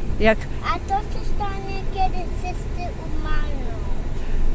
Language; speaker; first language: Polish; early bilingual, heritage; Polish